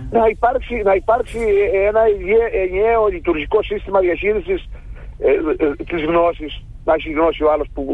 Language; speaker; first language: Greek; native; Greek